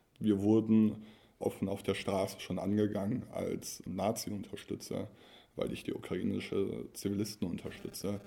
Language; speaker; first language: German; native; German